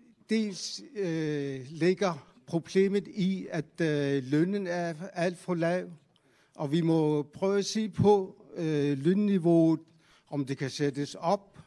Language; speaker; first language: Danish; non-native, local second language; Kalaallisut